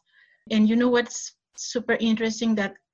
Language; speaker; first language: English; non-native, fluent; Spanish